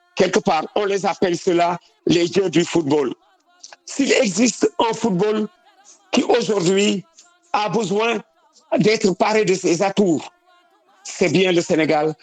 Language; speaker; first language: French; non-native, local second language; Wolof